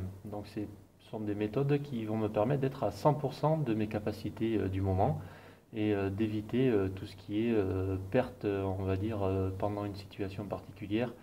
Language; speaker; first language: French; native; French